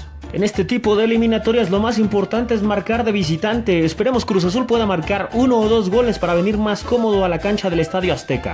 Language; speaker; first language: Spanish; native; Spanish